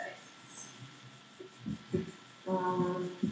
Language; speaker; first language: English; non-native, learner; Portuguese